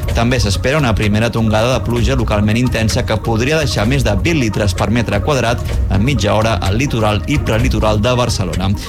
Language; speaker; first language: Catalan; native; Catalan